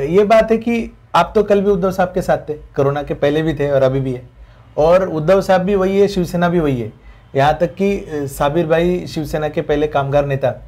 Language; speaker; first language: Hindi; non-native, local second language; Marathi